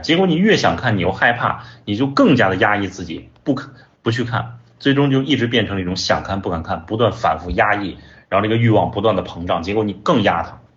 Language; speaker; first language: Chinese; native; Chinese